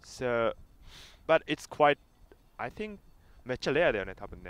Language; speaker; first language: English; non-native, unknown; Japanese